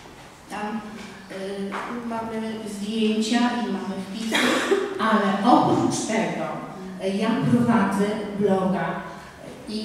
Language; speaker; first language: Polish; native; Polish